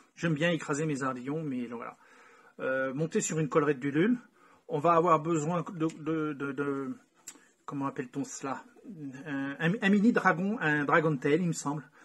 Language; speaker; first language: French; native; French